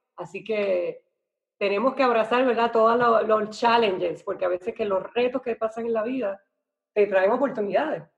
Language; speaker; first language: Spanish; native; Spanish